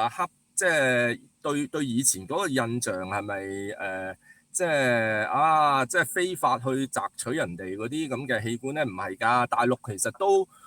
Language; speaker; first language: Cantonese; native; Cantonese